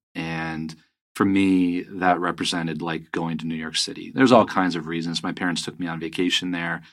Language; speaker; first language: English; native; English